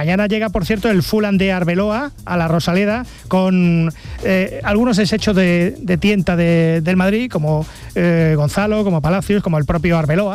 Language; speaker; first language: Spanish; native; Spanish